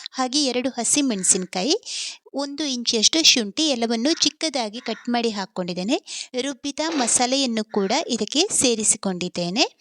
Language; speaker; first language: Kannada; non-native, local second language; Tulu